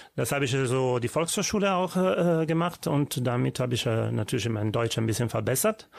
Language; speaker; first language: German; non-native, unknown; Italian